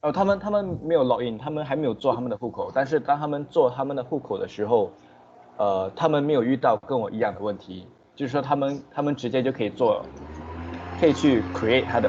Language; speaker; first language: Chinese; early bilingual, heritage; Chinese